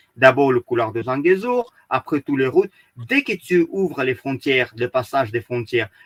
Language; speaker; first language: French; early bilingual, other home language; Azerbaijani